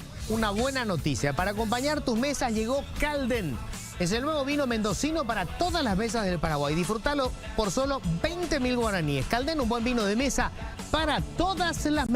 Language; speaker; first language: Spanish; native; Spanish